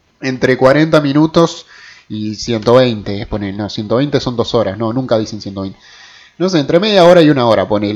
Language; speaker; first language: Spanish; native; Spanish